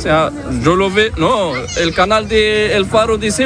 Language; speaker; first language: Spanish; non-native, learner; Arabic